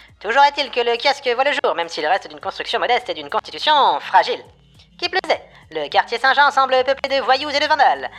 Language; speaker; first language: French; native; French